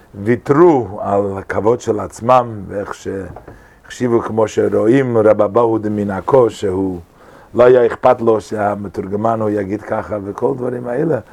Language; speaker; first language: Hebrew; non-native, fluent; English